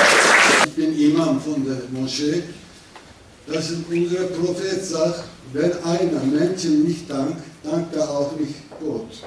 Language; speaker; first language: German; non-native, learner; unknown